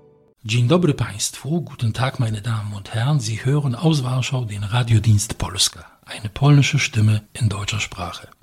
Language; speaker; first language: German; non-native, fluent; Polish